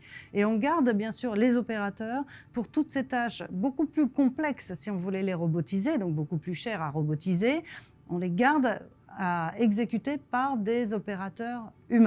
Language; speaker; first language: French; native; French